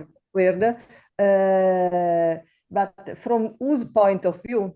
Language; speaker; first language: English; non-native, learner; Italian